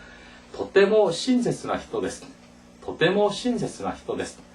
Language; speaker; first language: Japanese; non-native, fluent; Korean